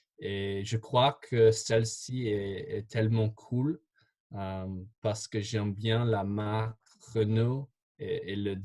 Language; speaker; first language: French; non-native, fluent; English